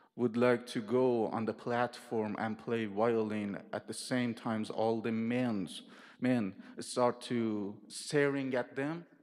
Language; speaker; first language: English; non-native, fluent; Persian